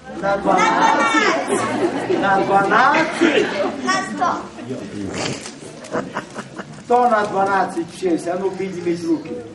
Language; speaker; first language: Ukrainian; native; Ukrainian